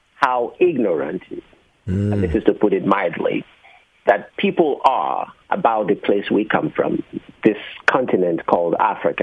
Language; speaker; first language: English; non-native, local second language; Igbo